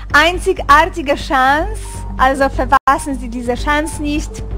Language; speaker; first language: German; non-native, fluent; Hungarian